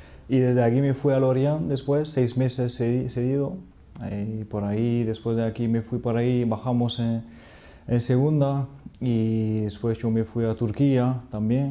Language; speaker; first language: Spanish; non-native, fluent; French